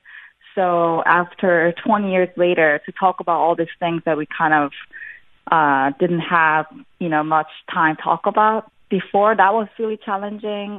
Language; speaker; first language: English; non-native, fluent; Korean